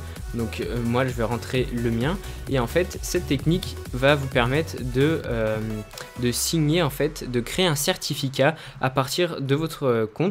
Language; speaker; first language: French; native; French